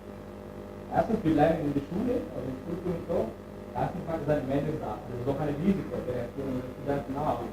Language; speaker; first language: German; non-native, learner; Turkish